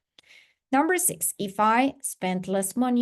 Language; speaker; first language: English; non-native, fluent; Spanish